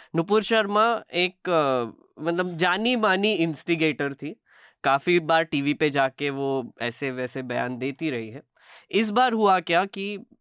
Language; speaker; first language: Hindi; native; Hindi